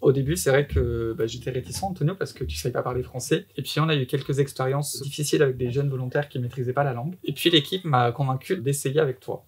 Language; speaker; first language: French; native; French